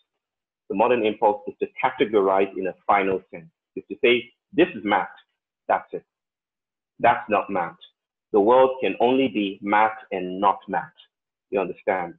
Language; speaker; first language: English; non-native, local second language; Yoruba